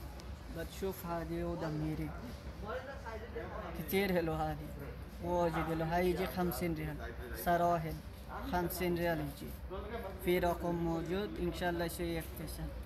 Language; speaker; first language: Arabic; non-native, learner; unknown